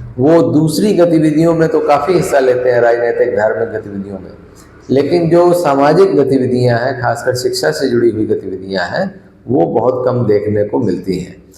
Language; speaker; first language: Hindi; non-native, local second language; Punjabi